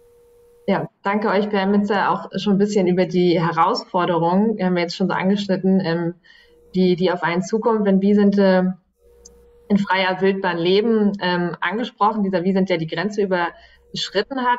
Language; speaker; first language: German; native; German